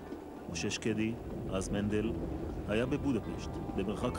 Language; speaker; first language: Hebrew; native; Hebrew